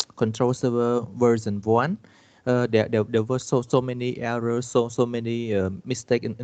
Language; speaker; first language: English; non-native, fluent; Khmer